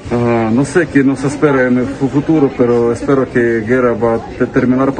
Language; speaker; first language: Spanish; non-native, learner; Ukrainian